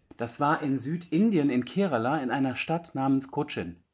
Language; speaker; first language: German; native; German